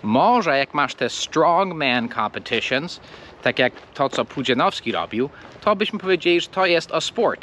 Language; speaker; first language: Polish; non-native, fluent; English